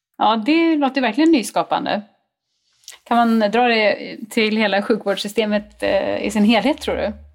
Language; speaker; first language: Swedish; native; Swedish